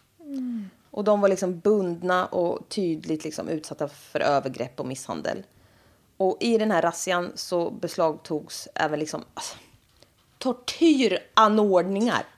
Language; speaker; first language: Swedish; native; Swedish